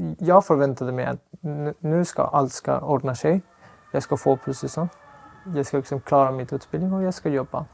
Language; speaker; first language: Swedish; non-native, fluent; Persian